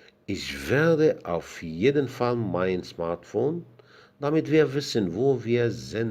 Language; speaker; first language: German; non-native, fluent; Arabic